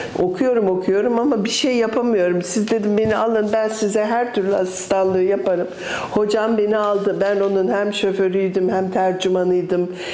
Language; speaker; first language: Turkish; early bilingual, other home language; English